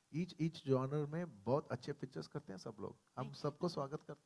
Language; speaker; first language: Hindi; non-native, local second language; Telugu